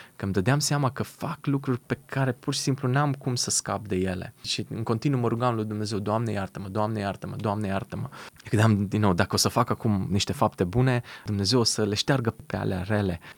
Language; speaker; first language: Romanian; native; Romanian